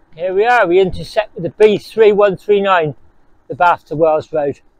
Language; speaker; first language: English; native; English